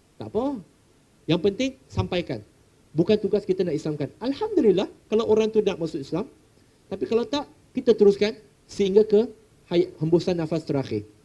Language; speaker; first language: Malay; non-native, local second language; Chinese